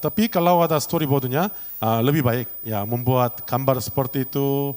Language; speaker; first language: Indonesian; non-native, learner; Korean